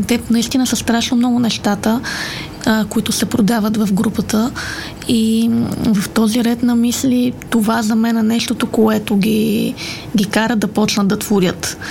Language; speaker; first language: Bulgarian; native; Bulgarian